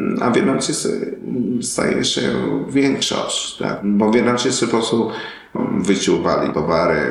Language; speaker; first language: Polish; non-native, learner; Vietnamese